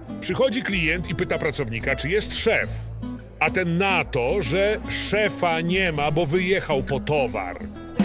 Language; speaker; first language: Polish; native; Polish